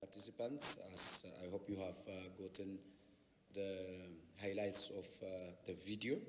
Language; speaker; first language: English; non-native, local second language; Amharic